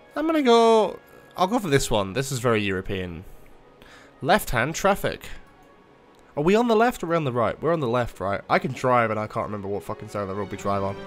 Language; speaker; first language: English; native; English